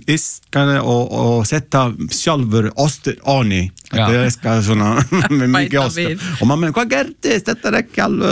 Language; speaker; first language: Icelandic; non-native, learner; Italian